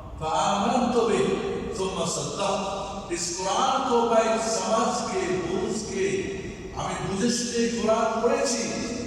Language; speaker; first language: Urdu; non-native, local second language; Bangla